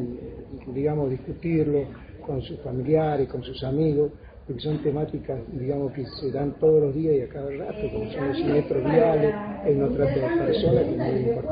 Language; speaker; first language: Spanish; native; Spanish